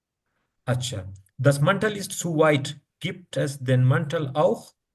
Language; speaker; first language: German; non-native, fluent; Urdu